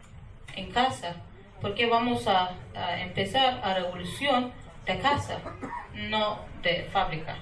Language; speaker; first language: Spanish; non-native, learner; Kurdish